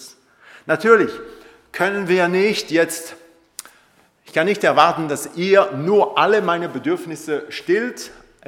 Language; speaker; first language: German; non-native, local second language; French